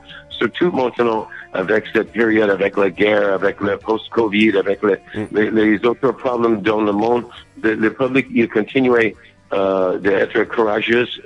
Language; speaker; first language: French; non-native, learner; English